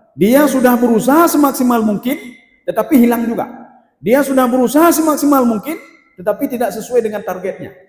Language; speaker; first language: Malay; non-native, local second language; Achinese